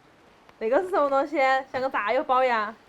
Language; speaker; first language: Chinese; native; Chinese